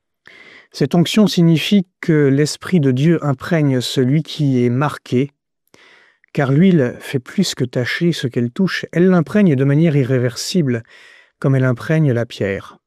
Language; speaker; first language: French; native; French